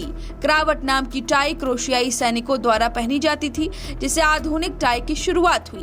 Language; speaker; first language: Hindi; native; Hindi